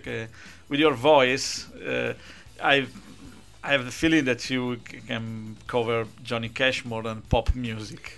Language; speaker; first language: English; non-native, fluent; Italian